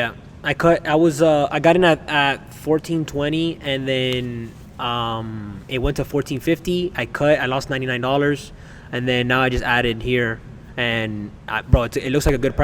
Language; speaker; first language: English; native; English